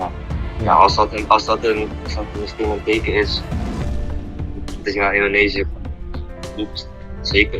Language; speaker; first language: Dutch; early bilingual, heritage; Dutch